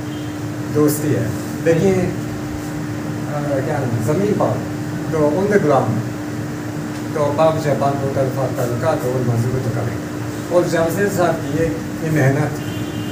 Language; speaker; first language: Hindi; non-native, learner; Japanese